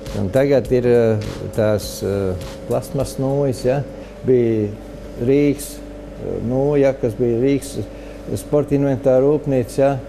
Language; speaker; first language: Latvian; native; Latvian